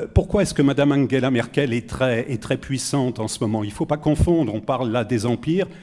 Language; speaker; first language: French; native; French